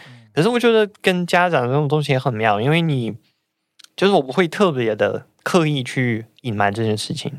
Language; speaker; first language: Chinese; non-native, fluent; Russian